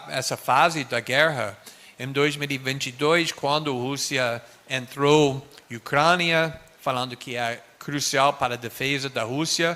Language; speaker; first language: Portuguese; non-native, fluent; English